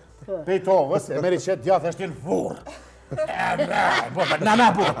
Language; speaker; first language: Albanian; native; Albanian